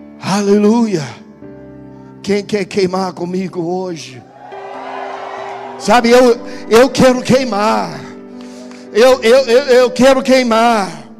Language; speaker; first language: Portuguese; non-native, fluent; English